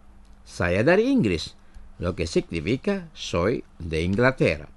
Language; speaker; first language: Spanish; non-native, fluent; Indonesian